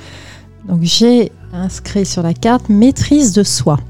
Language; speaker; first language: French; native; French